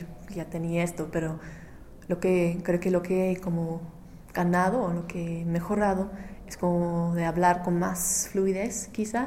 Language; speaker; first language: Spanish; non-native, fluent; English